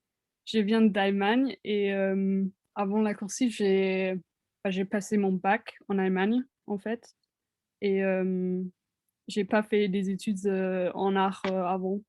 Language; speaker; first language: French; non-native, fluent; German